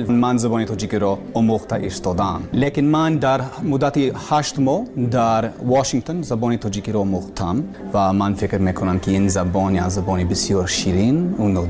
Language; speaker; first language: Persian; non-native, learner; English